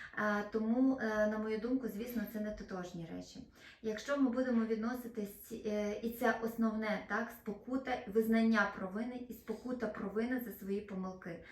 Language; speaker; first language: Ukrainian; non-native, local second language; Russian